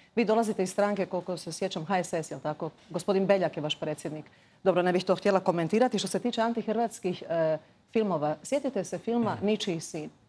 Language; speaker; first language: Croatian; native; Croatian